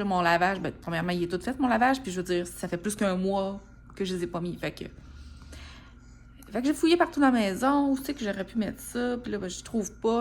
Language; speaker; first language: French; native; French